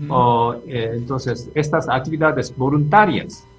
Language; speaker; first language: Spanish; non-native, fluent; Japanese